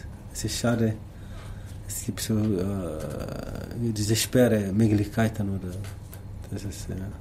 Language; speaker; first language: German; non-native, learner; Tamasheq